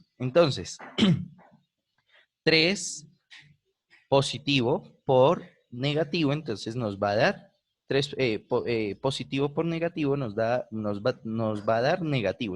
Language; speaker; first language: Spanish; native; Spanish